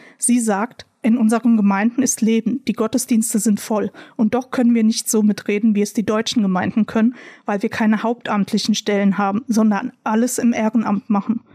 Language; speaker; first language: German; early bilingual, other home language; Croatian